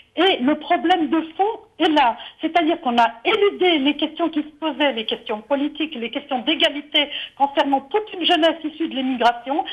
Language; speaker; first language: French; native; French